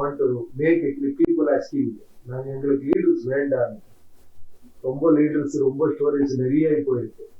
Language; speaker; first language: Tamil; non-native, learner; Kannada